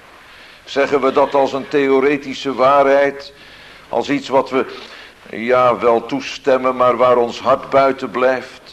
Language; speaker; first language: Dutch; native; Dutch